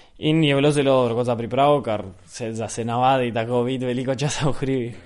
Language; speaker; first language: Slovenian; early bilingual, heritage; Slovenian